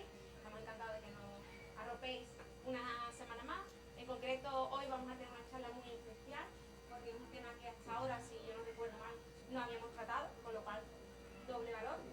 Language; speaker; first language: Spanish; native; Spanish